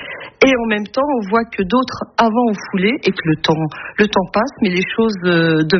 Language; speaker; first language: French; native; French